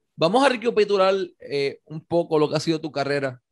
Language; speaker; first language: Spanish; native; Spanish